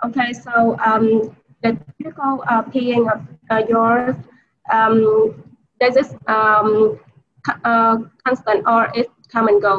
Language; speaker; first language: English; non-native, learner; Vietnamese